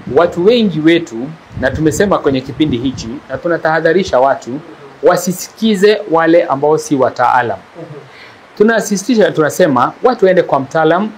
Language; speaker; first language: Swahili; non-native, local second language; Kikuyu